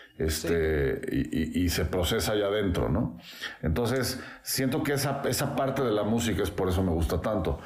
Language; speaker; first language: Spanish; native; Spanish